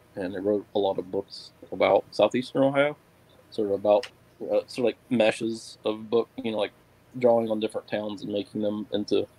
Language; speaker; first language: English; native; English